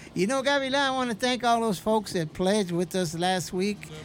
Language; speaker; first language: English; early bilingual, other home language; Spanish